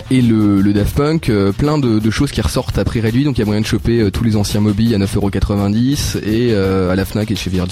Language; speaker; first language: French; native; French